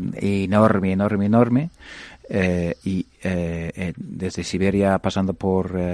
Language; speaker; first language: Spanish; non-native, fluent; English